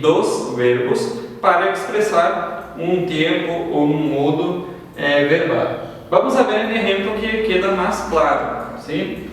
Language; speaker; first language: Spanish; non-native, fluent; Portuguese